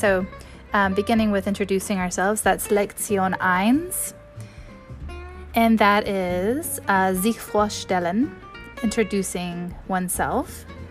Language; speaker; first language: English; native; English